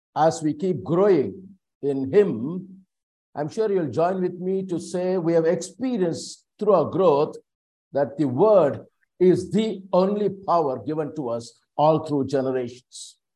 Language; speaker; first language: English; non-native, local second language; Tamil